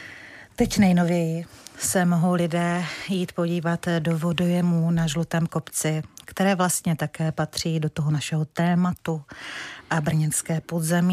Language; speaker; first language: Czech; native; Czech